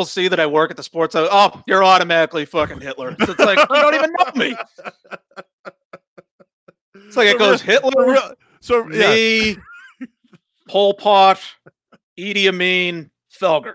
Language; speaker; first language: English; native; English